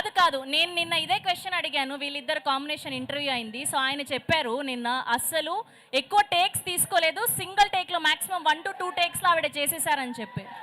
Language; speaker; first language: Telugu; native; Telugu